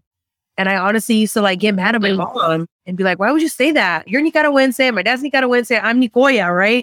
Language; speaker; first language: English; native; English